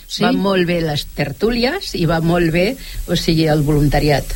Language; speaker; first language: Catalan; non-native, local second language; Spanish